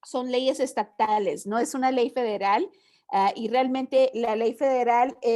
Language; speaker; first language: Spanish; early bilingual, heritage; Spanish